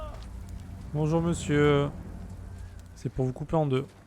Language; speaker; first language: French; native; French